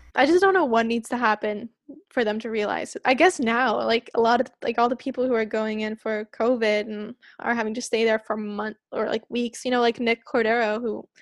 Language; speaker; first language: English; non-native, fluent; Finnish